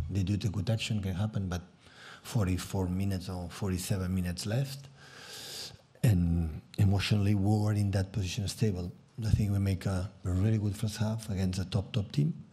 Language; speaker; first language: English; non-native, fluent; Catalan